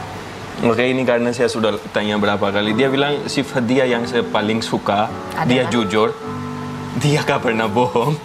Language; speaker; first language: Indonesian; non-native, fluent; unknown